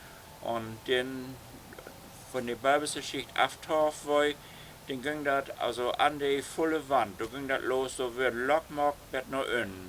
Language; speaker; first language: German; non-native, local second language; Low German